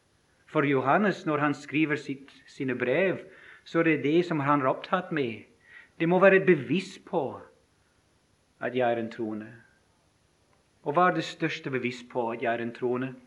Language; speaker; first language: Norwegian; non-native, fluent; English